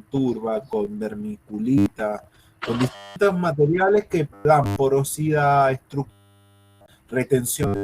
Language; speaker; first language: Spanish; native; Spanish